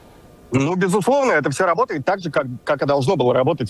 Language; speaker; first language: Russian; native; Russian